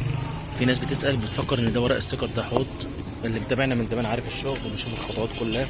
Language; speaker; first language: Arabic; native; Arabic